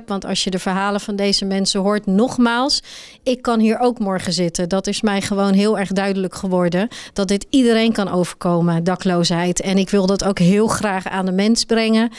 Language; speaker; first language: Dutch; native; Dutch